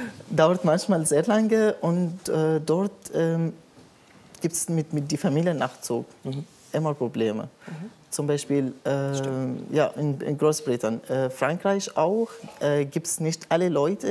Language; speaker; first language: German; non-native, learner; Arabic